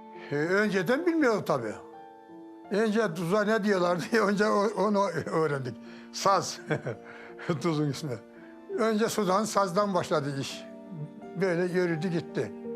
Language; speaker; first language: Turkish; native; Turkish